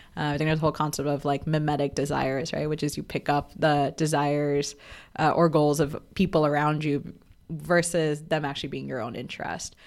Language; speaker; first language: English; non-native, local second language; Bangla